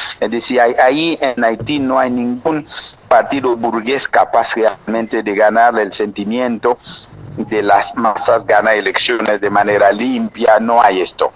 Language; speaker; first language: Spanish; non-native, fluent; Haitian Creole